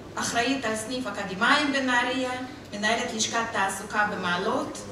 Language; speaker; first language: Hebrew; non-native, fluent; Russian